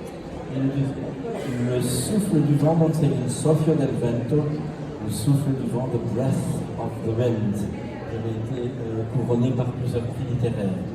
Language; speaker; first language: French; native; French